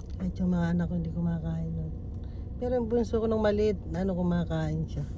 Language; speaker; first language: Filipino; native; Filipino